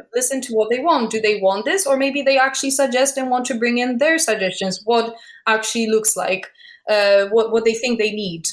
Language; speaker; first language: English; non-native, fluent; Polish